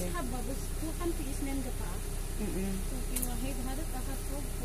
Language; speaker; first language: Arabic; non-native, learner; Filipino